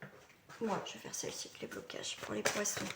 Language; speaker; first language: French; native; French